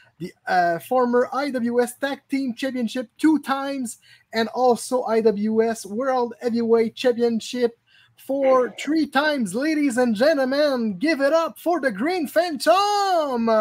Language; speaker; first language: English; non-native, local second language; French